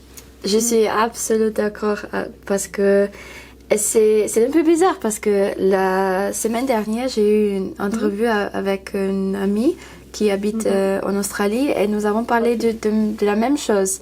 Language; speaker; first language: French; non-native, learner; English